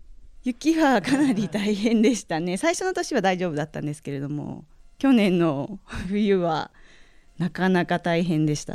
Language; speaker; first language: Japanese; native; Japanese